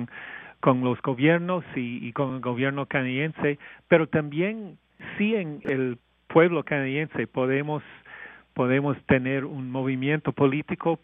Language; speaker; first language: Spanish; non-native, fluent; English